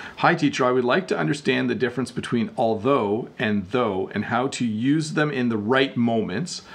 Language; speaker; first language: English; native; English